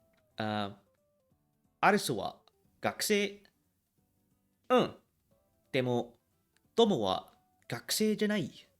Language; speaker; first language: Japanese; non-native, learner; English